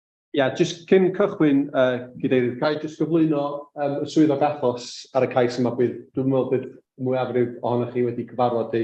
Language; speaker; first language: Welsh; native; Welsh